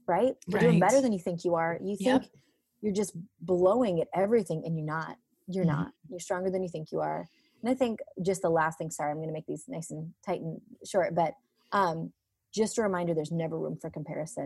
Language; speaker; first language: English; native; English